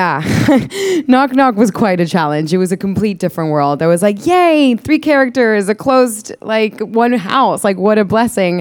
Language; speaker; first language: English; non-native, fluent; Spanish